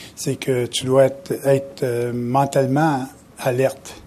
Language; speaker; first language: French; native; French